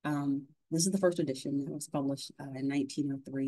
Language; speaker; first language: English; native; English